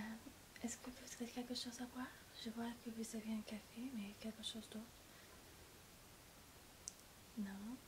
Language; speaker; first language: French; non-native, learner; English